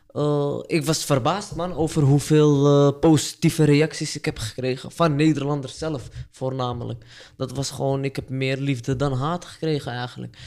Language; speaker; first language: Dutch; early bilingual, other home language; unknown